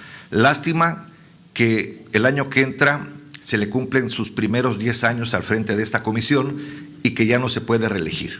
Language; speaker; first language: Spanish; native; Spanish